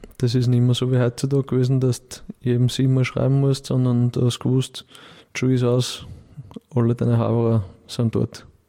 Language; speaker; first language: German; native; German